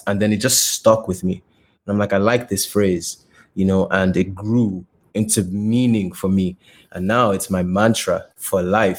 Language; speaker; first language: English; non-native, local second language; Yoruba